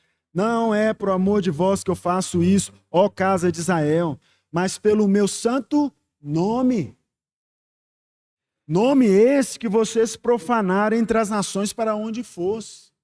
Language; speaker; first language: Portuguese; native; Portuguese